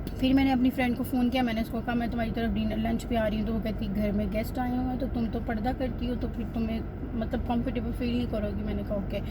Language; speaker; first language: Hindi; native; Hindi